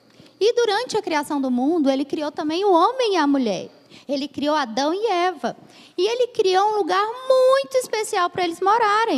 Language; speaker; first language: Portuguese; native; Portuguese